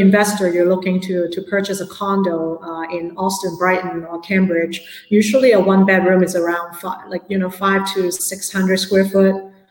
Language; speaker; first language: English; non-native, local second language; Cantonese